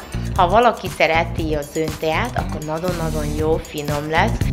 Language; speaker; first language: Hungarian; non-native, learner; Vietnamese